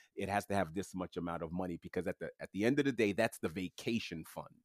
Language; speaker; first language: English; early bilingual, other home language; French